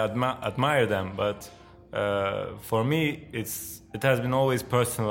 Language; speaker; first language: English; non-native, fluent; Turkish